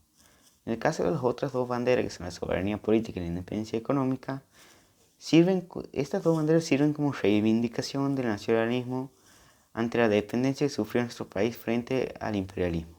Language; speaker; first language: Spanish; native; Spanish